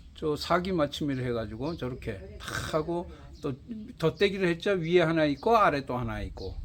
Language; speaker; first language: Korean; native; Korean